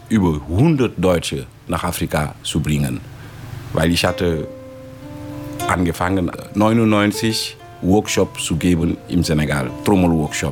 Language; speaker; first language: German; non-native, fluent; Wolof